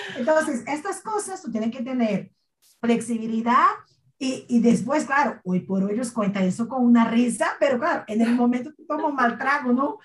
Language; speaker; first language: Spanish; non-native, fluent; Portuguese